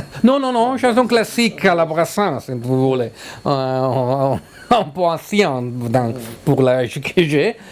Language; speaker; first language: French; non-native, learner; Italian